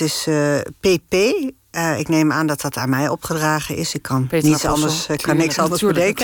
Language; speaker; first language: Dutch; native; Dutch